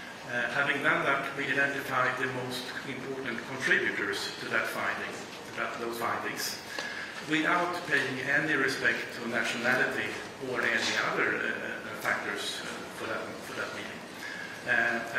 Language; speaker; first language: English; non-native, fluent; Swedish